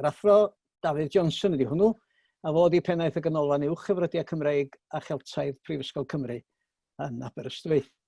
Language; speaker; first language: Welsh; native; Welsh